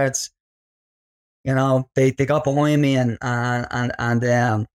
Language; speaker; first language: English; native; English